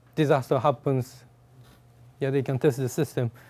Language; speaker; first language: English; non-native, fluent; Japanese